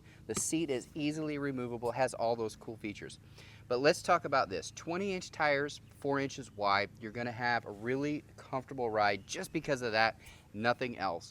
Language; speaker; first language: English; native; English